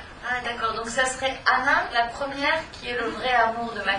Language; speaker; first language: French; native; French